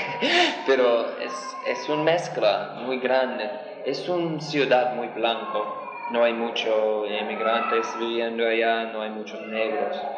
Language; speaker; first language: Spanish; non-native, learner; English